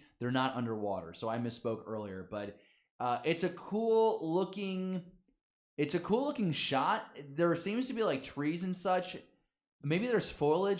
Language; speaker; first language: English; native; English